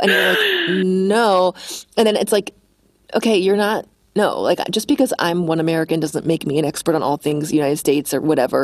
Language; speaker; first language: English; native; English